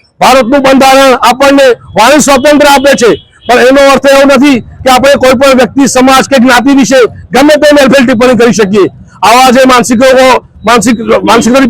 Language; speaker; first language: Gujarati; non-native, local second language; Sindhi